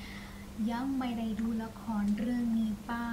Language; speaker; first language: Thai; non-native, learner; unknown